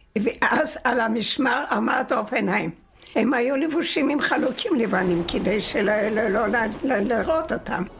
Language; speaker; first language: Hebrew; non-native, fluent; Yiddish